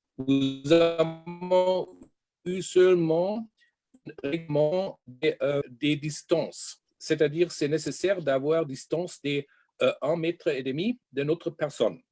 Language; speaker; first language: French; non-native, learner; German